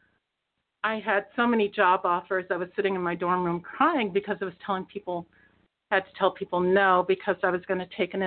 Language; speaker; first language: English; native; English